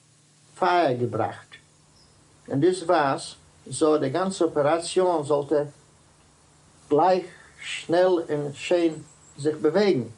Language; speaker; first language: German; non-native, learner; Dutch